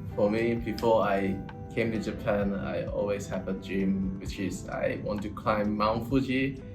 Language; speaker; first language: English; non-native, local second language; Cantonese